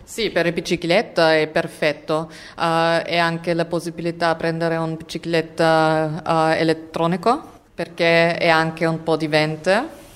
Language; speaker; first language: Italian; non-native, learner; German